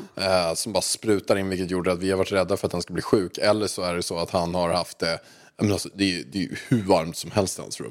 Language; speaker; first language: Swedish; native; Swedish